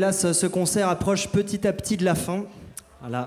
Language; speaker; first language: French; native; French